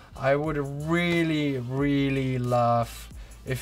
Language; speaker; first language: English; non-native, fluent; Czech